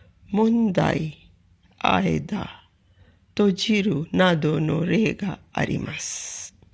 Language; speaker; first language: Japanese; non-native, fluent; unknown